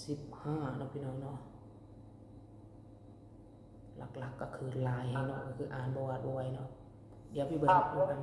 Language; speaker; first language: Thai; non-native, local second language; Lao